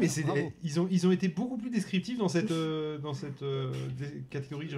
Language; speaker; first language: French; native; French